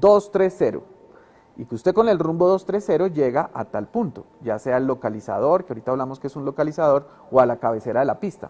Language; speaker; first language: Spanish; native; Spanish